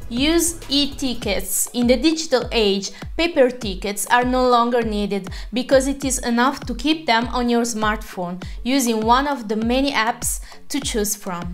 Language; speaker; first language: English; non-native, fluent; Italian